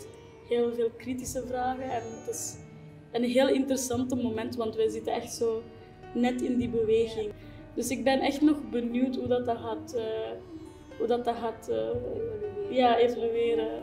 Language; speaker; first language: Dutch; non-native, fluent; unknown